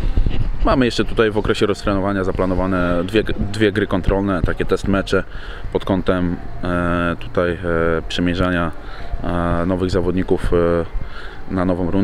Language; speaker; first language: Polish; native; Polish